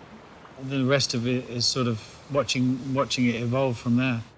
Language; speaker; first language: English; native; English